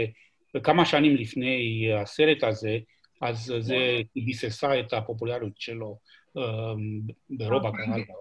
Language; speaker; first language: Hebrew; non-native, fluent; Romanian